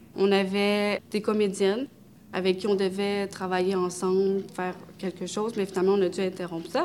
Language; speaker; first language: French; early bilingual, other home language; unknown